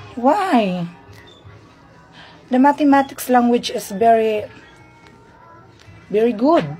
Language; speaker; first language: English; non-native, learner; Filipino